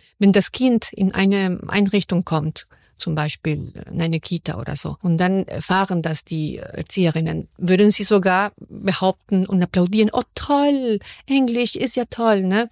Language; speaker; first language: German; non-native, fluent; Spanish